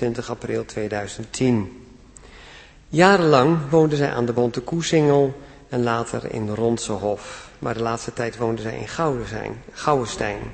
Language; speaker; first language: Dutch; native; Dutch